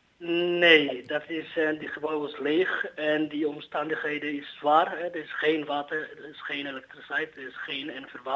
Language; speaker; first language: Dutch; non-native, learner; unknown